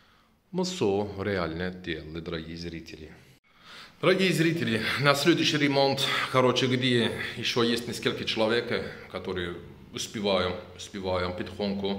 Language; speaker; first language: Russian; non-native, local second language; Turkish